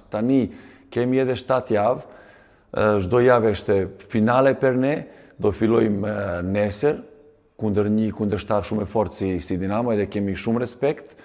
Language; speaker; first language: Albanian; non-native, fluent; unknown